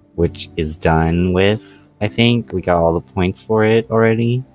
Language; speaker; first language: English; native; English